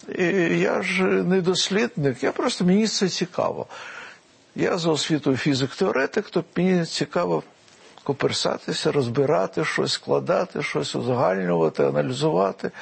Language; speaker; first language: Ukrainian; non-native, local second language; Russian